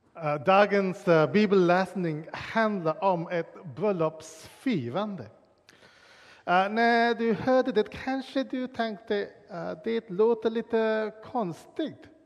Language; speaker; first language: Swedish; non-native, fluent; English